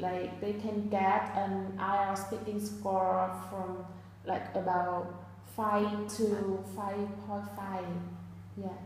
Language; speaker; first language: English; non-native, fluent; Vietnamese